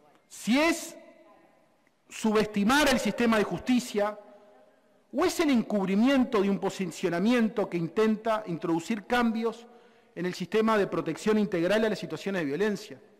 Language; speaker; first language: Spanish; native; Spanish